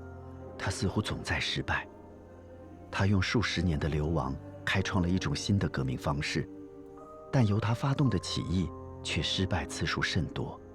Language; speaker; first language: Chinese; native; Chinese